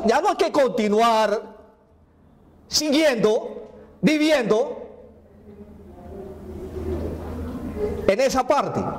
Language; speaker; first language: Spanish; native; Spanish